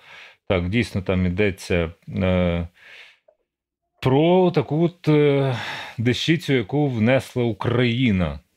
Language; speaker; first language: Ukrainian; native; Ukrainian